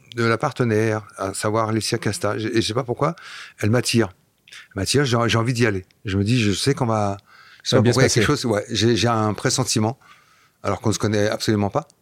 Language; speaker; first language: French; non-native, fluent; Dutch